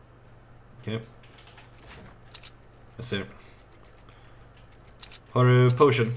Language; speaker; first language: Swedish; native; Swedish